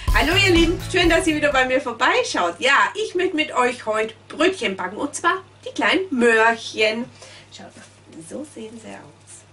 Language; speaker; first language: German; native; German